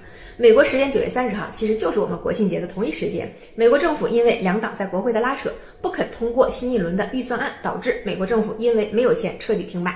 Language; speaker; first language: Chinese; native; Chinese